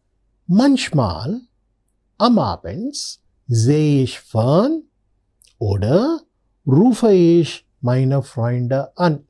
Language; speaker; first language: German; non-native, fluent; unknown